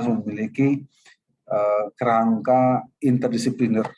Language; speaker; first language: Indonesian; native; Indonesian